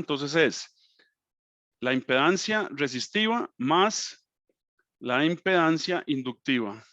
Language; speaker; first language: Spanish; native; Spanish